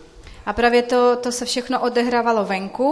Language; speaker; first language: Czech; non-native, fluent; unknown